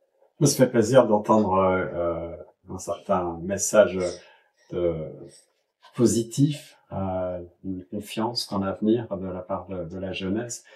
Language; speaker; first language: French; native; French